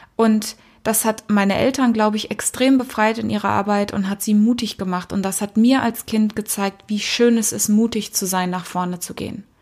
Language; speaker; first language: German; early bilingual, heritage; German